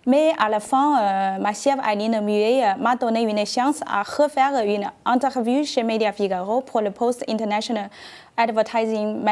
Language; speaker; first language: French; non-native, fluent; Chinese